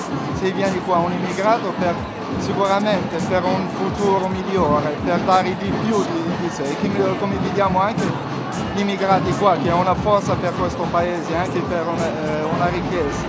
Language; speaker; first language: Italian; non-native, fluent; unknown